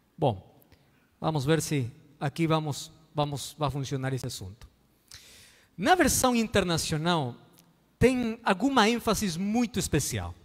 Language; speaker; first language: Portuguese; non-native, fluent; Spanish